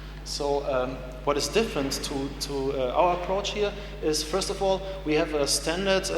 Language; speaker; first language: English; non-native, fluent; German